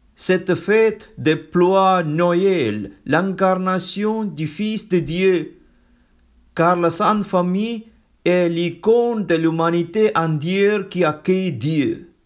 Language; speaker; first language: French; non-native, fluent; Malayalam